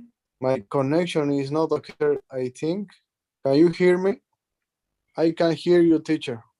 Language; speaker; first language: English; non-native, learner; Spanish